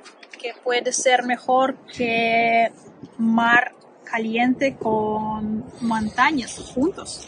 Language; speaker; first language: Spanish; non-native, learner; Russian